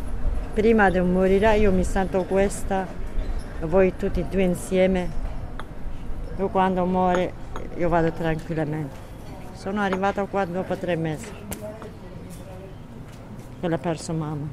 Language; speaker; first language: Italian; non-native, learner; Kurdish